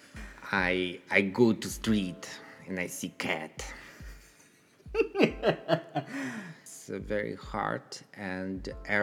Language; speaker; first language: English; non-native, learner; Russian